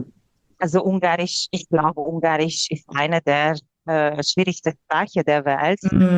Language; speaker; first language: German; non-native, fluent; Hungarian